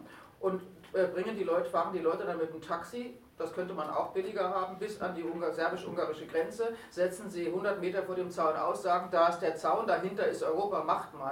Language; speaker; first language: German; native; German